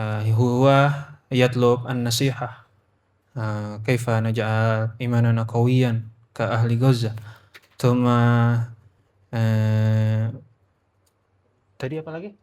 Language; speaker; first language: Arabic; non-native, learner; Indonesian